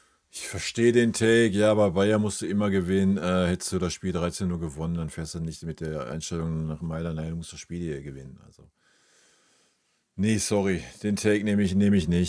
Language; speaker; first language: German; native; German